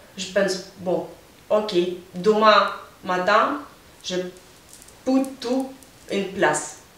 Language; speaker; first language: French; non-native, learner; Ukrainian